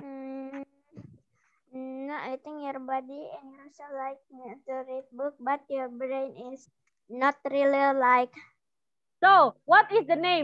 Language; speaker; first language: English; non-native, learner; Indonesian